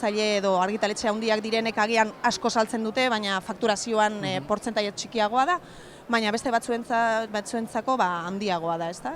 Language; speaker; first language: Basque; native; Basque